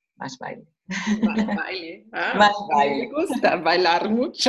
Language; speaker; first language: Spanish; non-native, learner; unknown